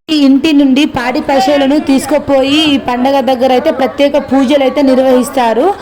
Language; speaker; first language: Telugu; non-native, local second language; Lambadi